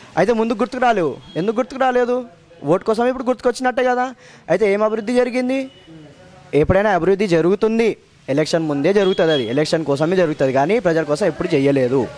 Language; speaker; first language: Telugu; native; Telugu